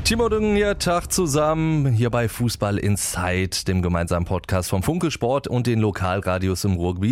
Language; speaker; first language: German; native; German